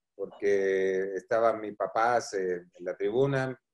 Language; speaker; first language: Spanish; native; Spanish